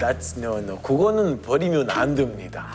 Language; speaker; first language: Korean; non-native, fluent; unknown